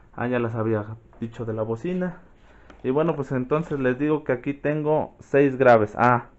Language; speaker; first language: Spanish; native; Spanish